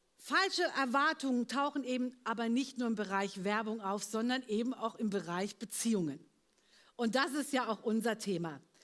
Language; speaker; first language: German; early bilingual, other home language; Italian